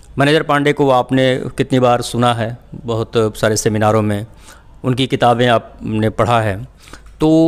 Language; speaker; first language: Hindi; native; Hindi